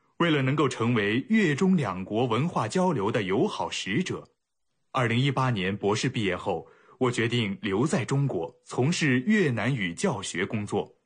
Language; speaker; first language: Chinese; non-native, fluent; Vietnamese